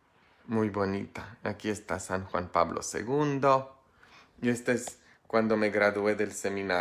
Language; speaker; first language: Spanish; non-native, fluent; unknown